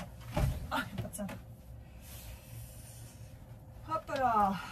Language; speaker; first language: French; native; French